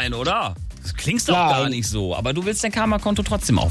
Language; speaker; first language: German; native; German